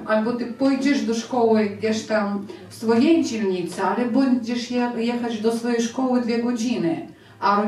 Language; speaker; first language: Polish; non-native, fluent; Ukrainian